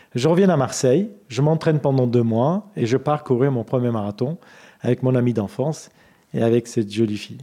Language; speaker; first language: French; non-native, fluent; Armenian